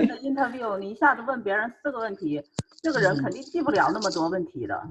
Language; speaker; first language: Chinese; native; Chinese